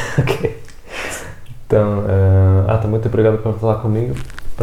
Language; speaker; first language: Portuguese; non-native, fluent; English